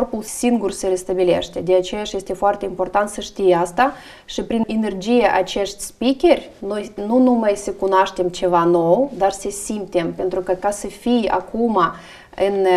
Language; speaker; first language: Romanian; non-native, learner; Russian